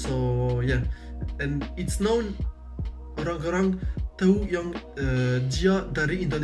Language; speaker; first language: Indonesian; non-native, learner; French